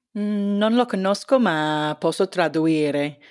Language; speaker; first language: Italian; non-native, learner; English